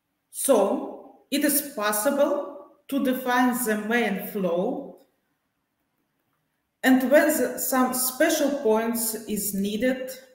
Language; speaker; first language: English; non-native, fluent; Russian